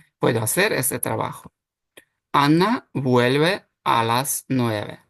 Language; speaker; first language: Spanish; non-native, fluent; Ukrainian